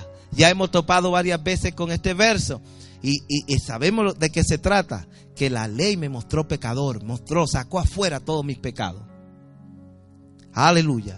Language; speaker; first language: Spanish; native; Spanish